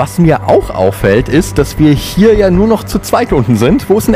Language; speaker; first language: German; native; German